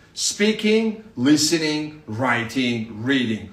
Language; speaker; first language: English; non-native, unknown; Persian